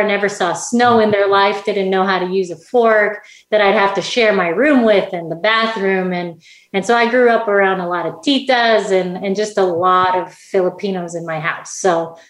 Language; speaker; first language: English; native; English